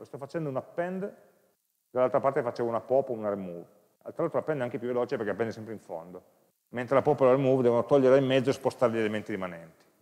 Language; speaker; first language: Italian; native; Italian